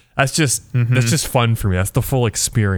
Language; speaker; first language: English; native; English